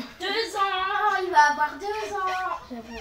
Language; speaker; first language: French; native; French